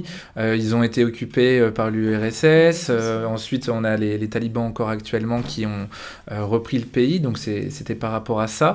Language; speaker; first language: French; native; French